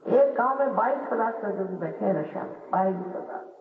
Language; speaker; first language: Hindi; non-native, local second language; Marathi